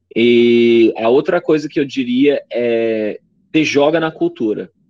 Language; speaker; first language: Portuguese; non-native, fluent; English